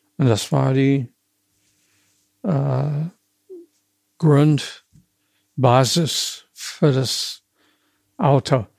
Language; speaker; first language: German; non-native, fluent; English